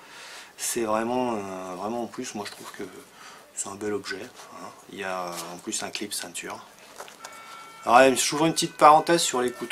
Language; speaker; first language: French; native; French